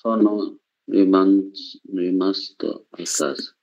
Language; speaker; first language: Italian; non-native, learner; Bangla